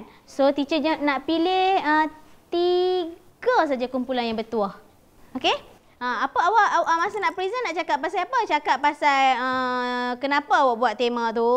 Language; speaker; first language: Malay; native; Malay